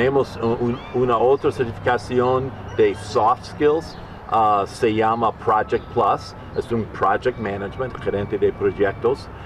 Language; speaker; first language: Spanish; non-native, learner; English